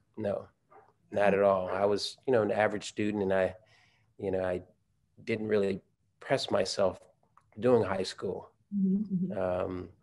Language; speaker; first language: English; native; English